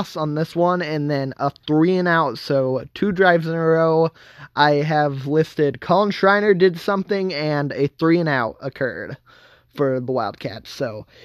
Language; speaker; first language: English; native; English